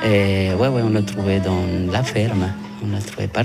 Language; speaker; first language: French; non-native, learner; Spanish